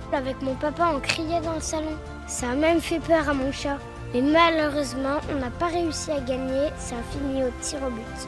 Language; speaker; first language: French; native; French